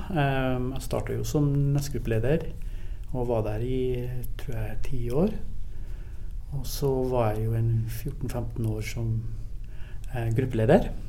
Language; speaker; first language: Norwegian; early bilingual, other home language; English